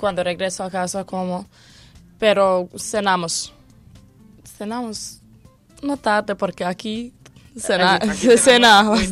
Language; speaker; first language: Spanish; non-native, learner; Croatian